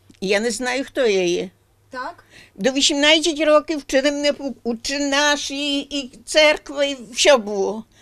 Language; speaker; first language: Ukrainian; early bilingual, heritage; Ukrainian